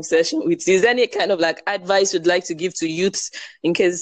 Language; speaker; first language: English; non-native, local second language; Igbo